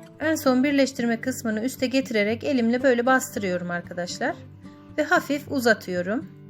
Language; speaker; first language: Turkish; native; Turkish